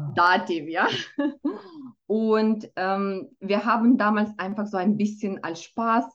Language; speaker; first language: German; non-native, fluent; Romanian